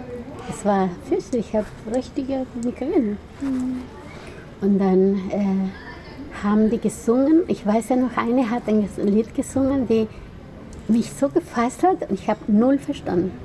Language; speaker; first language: German; non-native, fluent; Spanish